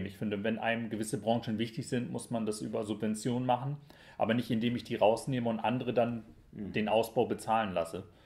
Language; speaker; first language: German; native; German